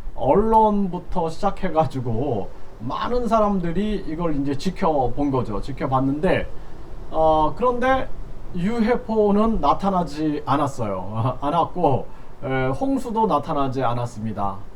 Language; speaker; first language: Korean; native; Korean